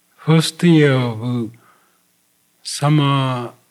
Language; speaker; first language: English; non-native, fluent; Japanese